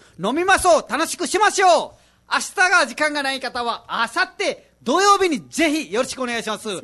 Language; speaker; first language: Japanese; non-native, fluent; Nepali